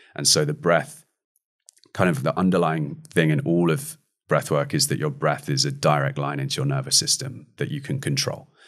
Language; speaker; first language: English; native; English